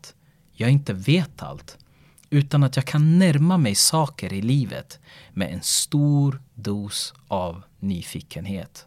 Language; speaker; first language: Swedish; early bilingual, other home language; Lingala